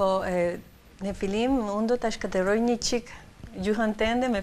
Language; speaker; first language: Albanian; non-native, learner; Spanish